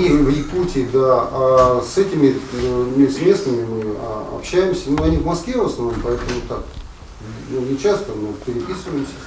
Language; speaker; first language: Russian; native; Russian